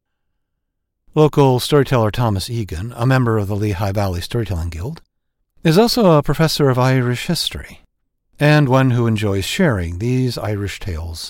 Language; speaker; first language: English; native; English